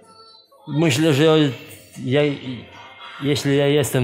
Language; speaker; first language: Polish; non-native, fluent; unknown